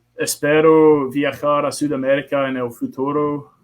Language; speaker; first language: Spanish; non-native, learner; English